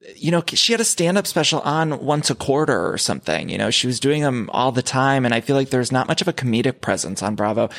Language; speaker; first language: English; native; English